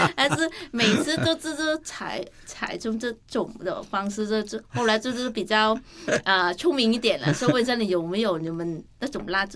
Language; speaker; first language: Chinese; non-native, fluent; Vietnamese